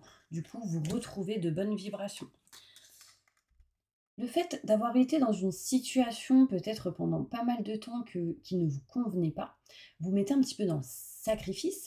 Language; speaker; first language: French; native; French